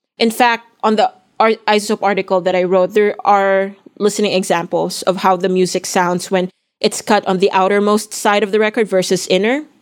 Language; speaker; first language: English; non-native, local second language; Filipino